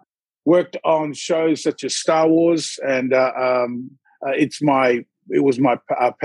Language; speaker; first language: English; native; English